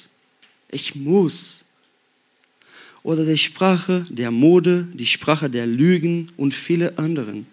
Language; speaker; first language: German; non-native, fluent; Portuguese